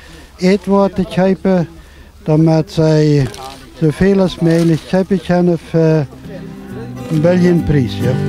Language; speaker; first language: German; non-native, local second language; Plautdietsch